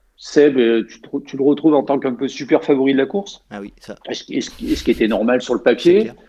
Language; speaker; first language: French; native; French